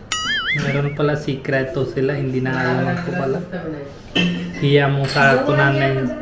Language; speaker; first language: Filipino; non-native, learner; Hindi